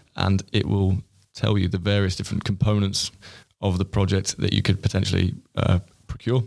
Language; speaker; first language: English; native; English